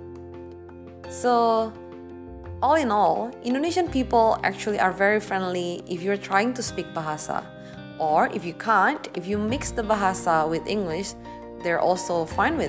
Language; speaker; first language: English; non-native, fluent; Indonesian